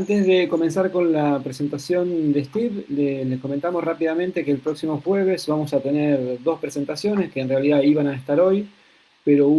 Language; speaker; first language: Spanish; native; Spanish